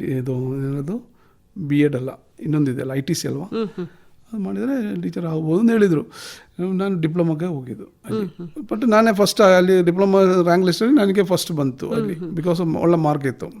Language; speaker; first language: Kannada; non-native, local second language; Malayalam